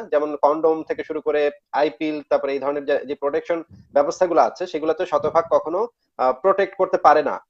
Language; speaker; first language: Bangla; native; Bangla